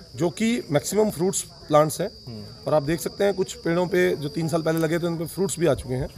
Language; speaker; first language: Hindi; native; Hindi